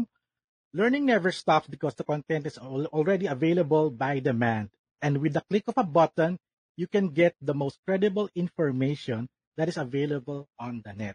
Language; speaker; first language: English; non-native, local second language; Filipino